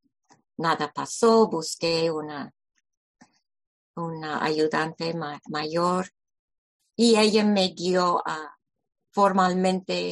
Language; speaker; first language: Spanish; non-native, fluent; English